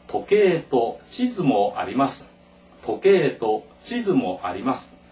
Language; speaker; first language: Japanese; non-native, fluent; Korean